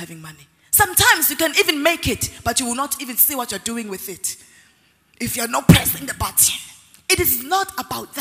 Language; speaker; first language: English; non-native, local second language; Zulu